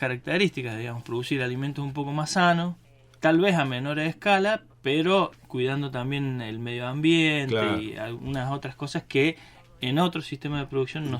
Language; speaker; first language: Spanish; native; Spanish